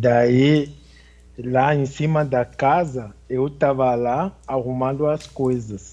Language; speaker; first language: Portuguese; non-native, fluent; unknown